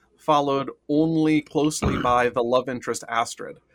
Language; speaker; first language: English; native; English